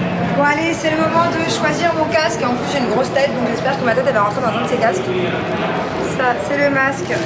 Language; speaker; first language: French; native; French